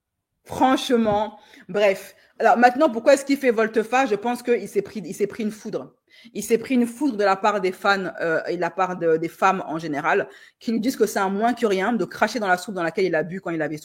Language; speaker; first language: French; native; French